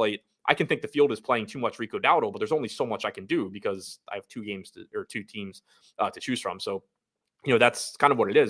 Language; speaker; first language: English; native; English